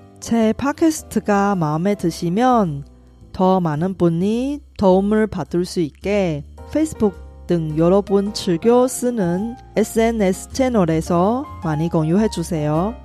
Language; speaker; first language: Korean; non-native, fluent; Chinese